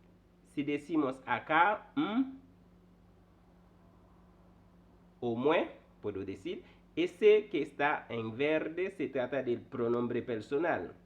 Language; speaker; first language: Spanish; non-native, fluent; Haitian Creole